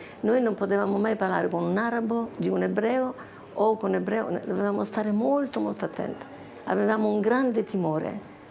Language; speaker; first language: Italian; native; Italian